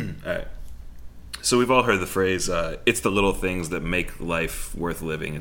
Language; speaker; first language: English; native; English